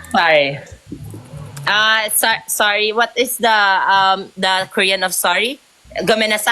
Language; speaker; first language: English; non-native, fluent; Filipino